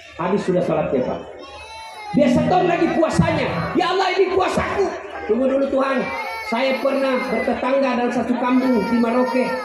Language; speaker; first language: Indonesian; non-native, local second language; Buginese